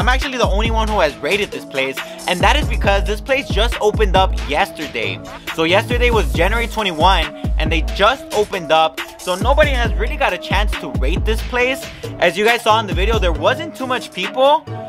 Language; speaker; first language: English; early bilingual, other home language; Spanish